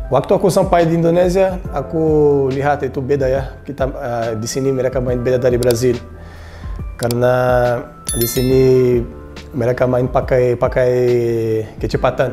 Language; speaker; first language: Indonesian; non-native, learner; Portuguese